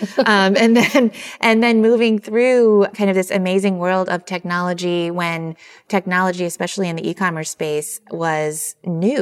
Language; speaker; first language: English; native; English